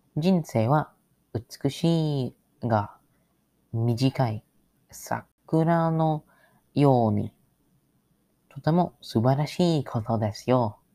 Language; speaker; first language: Japanese; non-native, learner; English